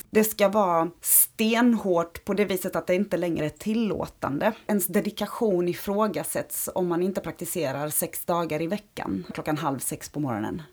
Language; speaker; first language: Swedish; early bilingual, other home language; Romanian